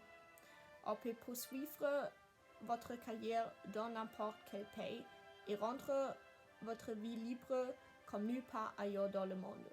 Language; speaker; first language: French; non-native, learner; German